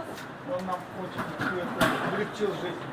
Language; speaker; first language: Russian; native; Russian